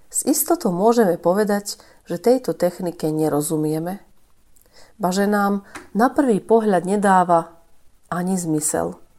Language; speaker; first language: Slovak; native; Slovak